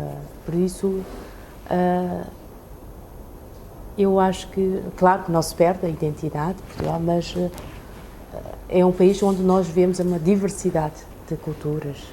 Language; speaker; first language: Portuguese; early bilingual, other home language; Chinese